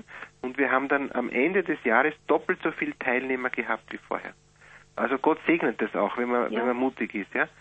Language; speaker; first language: German; native; German